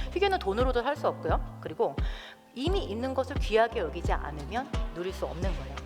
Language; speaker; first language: Korean; native; Korean